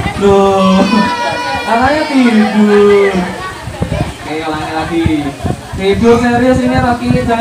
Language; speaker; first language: Indonesian; native; Indonesian